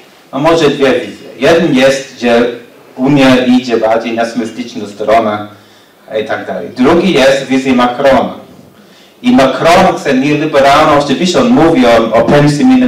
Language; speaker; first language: Polish; non-native, learner; English